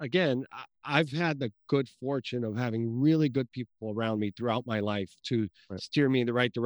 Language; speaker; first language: English; early bilingual, other home language; Portuguese